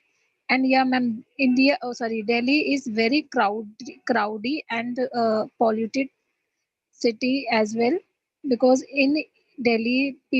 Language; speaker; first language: English; non-native, learner; Hindi